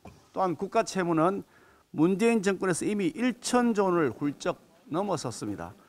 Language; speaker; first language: Korean; native; Korean